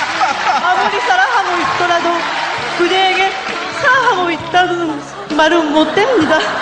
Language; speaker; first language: Korean; non-native, learner; Japanese